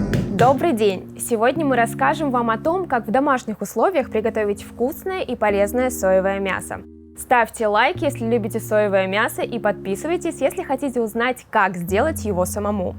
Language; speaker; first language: Russian; native; Russian